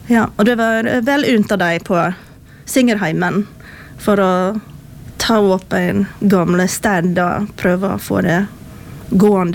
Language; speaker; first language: Norwegian; non-native, fluent; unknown